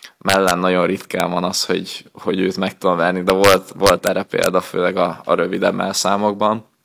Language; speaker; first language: Hungarian; native; Hungarian